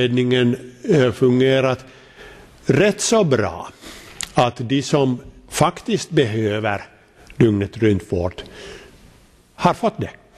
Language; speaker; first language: Swedish; non-native, local second language; Finnish